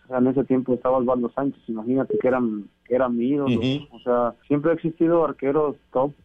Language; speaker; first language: Spanish; native; Spanish